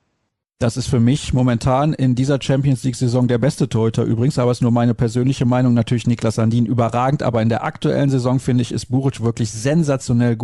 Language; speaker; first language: German; native; German